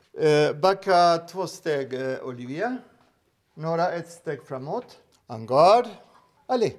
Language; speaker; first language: Swedish; non-native, fluent; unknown